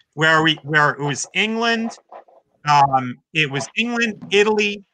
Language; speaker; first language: English; native; English